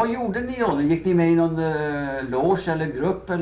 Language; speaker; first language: Swedish; native; Swedish